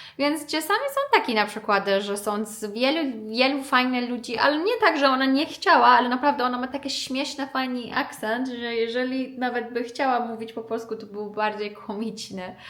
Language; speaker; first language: Polish; non-native, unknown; Persian